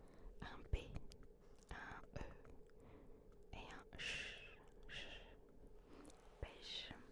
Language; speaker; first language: French; early bilingual, other home language; Turkish